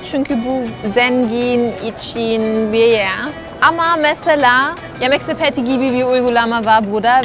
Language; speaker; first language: Turkish; non-native, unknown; German